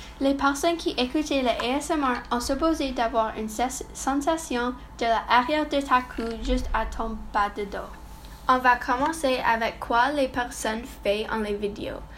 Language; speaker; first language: French; non-native, learner; English